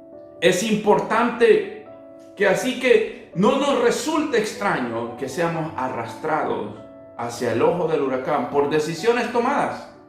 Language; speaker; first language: Spanish; native; Spanish